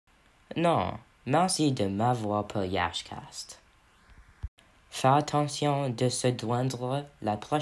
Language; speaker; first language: French; non-native, learner; English